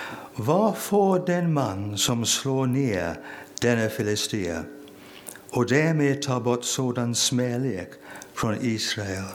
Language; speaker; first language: Swedish; non-native, fluent; English